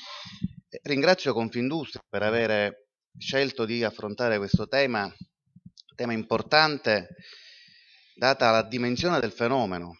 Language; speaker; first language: Italian; native; Italian